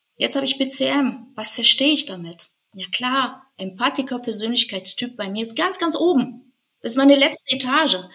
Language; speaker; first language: German; non-native, fluent; French